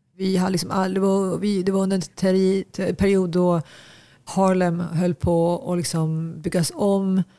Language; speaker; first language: Swedish; early bilingual, other home language; Tigrinya